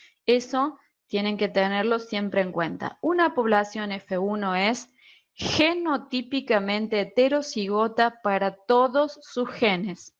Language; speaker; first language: Spanish; native; Spanish